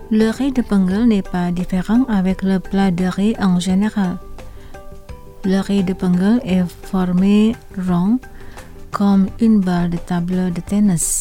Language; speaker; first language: French; non-native, fluent; Indonesian